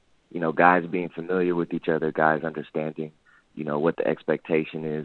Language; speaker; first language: English; native; English